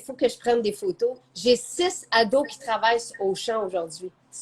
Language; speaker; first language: French; native; French